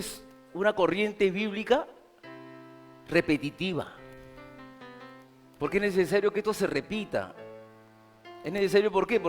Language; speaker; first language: Spanish; native; Spanish